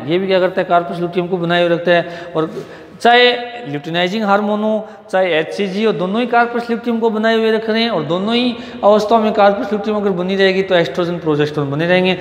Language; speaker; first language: Hindi; native; Hindi